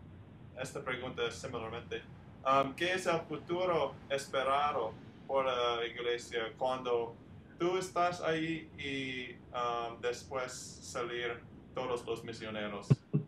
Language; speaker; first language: Spanish; non-native, learner; English